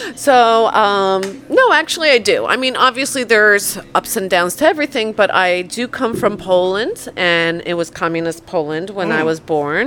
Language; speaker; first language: English; early bilingual, other home language; Polish